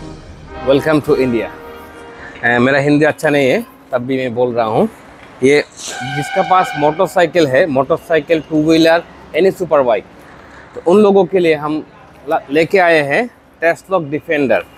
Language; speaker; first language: Hindi; non-native, learner; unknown